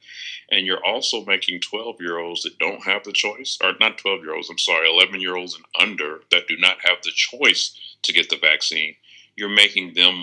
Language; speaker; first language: English; native; English